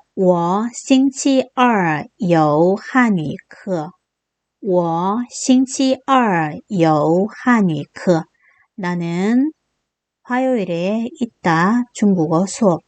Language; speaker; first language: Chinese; non-native, fluent; Korean